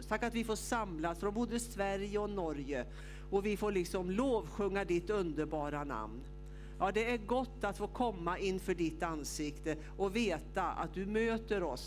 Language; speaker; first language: Swedish; native; Swedish